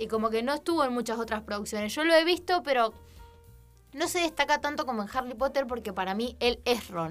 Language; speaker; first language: Spanish; native; Spanish